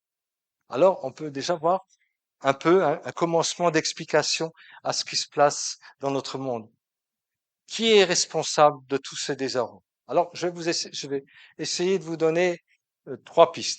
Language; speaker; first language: French; native; French